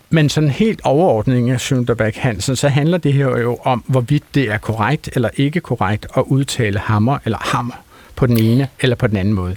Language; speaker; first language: Danish; native; Danish